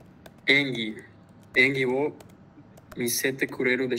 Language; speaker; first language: Japanese; non-native, learner; Spanish